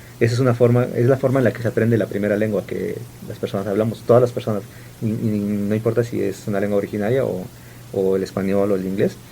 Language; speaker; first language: Spanish; non-native, local second language; Zapotec